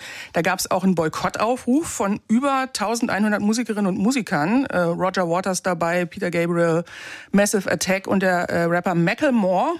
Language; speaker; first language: German; native; German